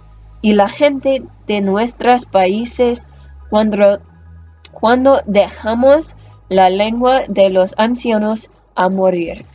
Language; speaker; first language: Spanish; non-native, learner; English